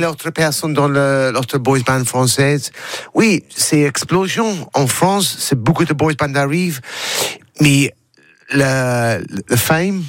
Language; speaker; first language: French; non-native, learner; English